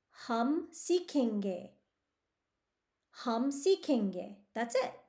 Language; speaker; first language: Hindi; early bilingual, heritage; Hindi